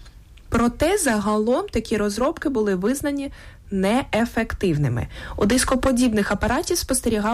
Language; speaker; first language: Ukrainian; native; Ukrainian